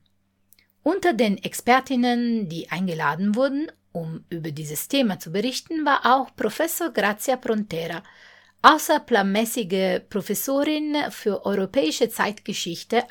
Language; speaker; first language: German; non-native, fluent; Italian